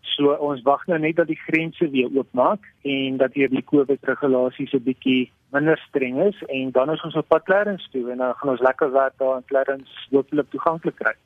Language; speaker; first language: Afrikaans; native; Afrikaans